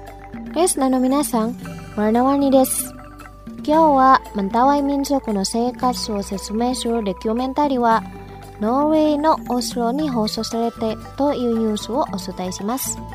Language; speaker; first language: Japanese; non-native, fluent; Indonesian